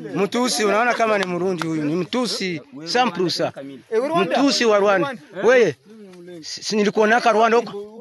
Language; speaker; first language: Swahili; native; Swahili